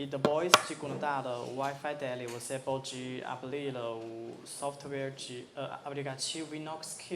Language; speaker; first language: Portuguese; non-native, fluent; Chinese